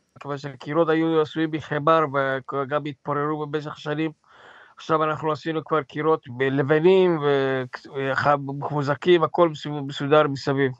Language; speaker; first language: Hebrew; non-native, fluent; Persian